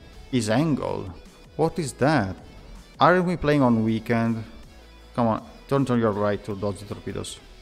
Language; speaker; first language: English; non-native, fluent; Italian